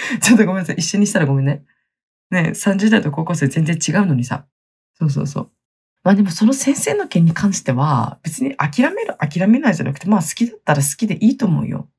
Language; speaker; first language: Japanese; native; Japanese